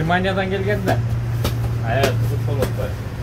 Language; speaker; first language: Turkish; non-native, learner; Kyrgyz